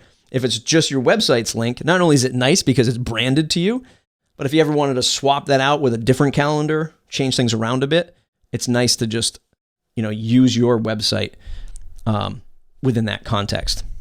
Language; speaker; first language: English; native; English